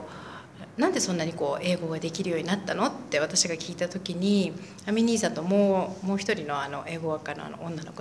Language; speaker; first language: Japanese; native; Japanese